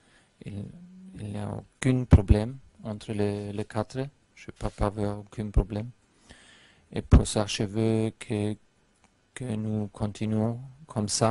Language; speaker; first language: French; non-native, fluent; German